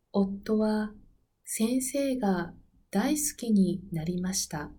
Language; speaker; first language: Japanese; non-native, learner; Spanish